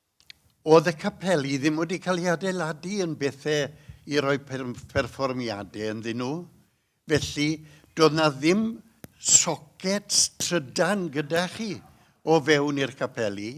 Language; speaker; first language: Welsh; native; Welsh